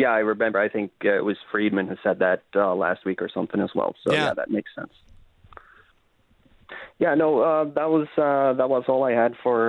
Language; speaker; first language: English; non-native, fluent; Norwegian